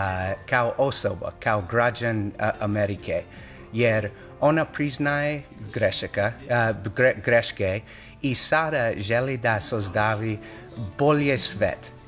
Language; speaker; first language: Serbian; non-native, learner; English